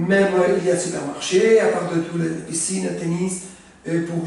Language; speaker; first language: French; non-native, learner; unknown